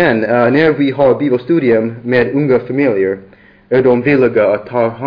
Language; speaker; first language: Swedish; non-native, learner; English